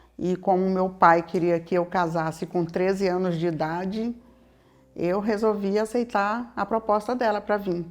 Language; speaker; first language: Portuguese; native; Portuguese